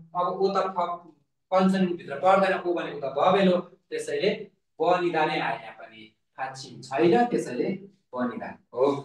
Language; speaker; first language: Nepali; native; Nepali